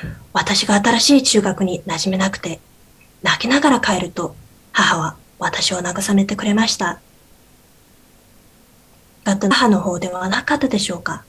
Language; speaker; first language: Japanese; non-native, learner; Korean